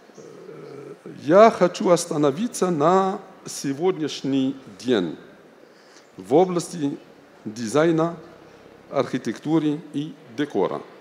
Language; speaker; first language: Russian; non-native, fluent; Arabic